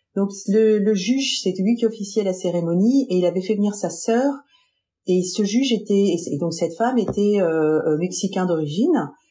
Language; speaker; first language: French; native; French